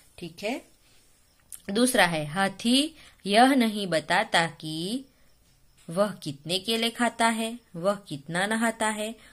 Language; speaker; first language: Hindi; non-native, local second language; Gujarati